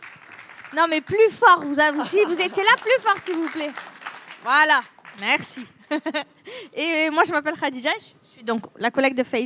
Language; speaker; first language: French; native; French